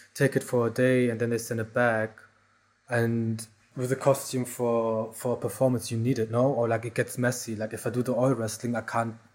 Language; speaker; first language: English; non-native, fluent; German